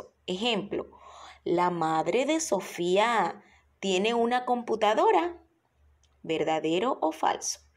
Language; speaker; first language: Spanish; non-native, fluent; Portuguese